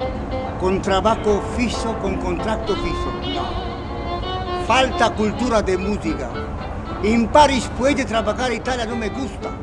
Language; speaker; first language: Spanish; non-native, learner; Romanian